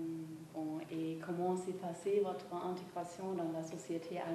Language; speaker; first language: French; non-native, fluent; German